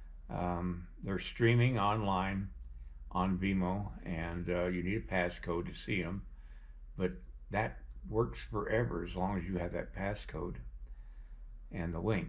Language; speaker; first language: English; native; English